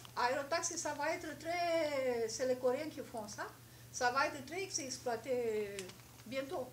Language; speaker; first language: French; non-native, fluent; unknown